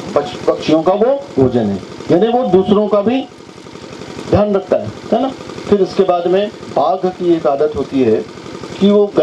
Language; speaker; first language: Hindi; native; Hindi